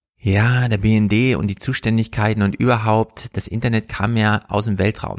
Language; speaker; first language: German; native; German